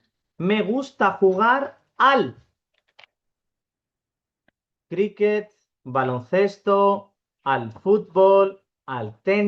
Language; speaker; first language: Spanish; non-native, fluent; Urdu